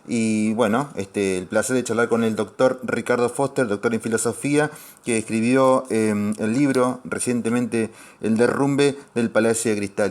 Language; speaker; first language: Spanish; native; Spanish